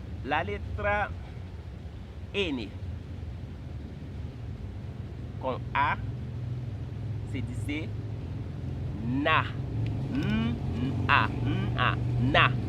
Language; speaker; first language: Spanish; non-native, fluent; Haitian Creole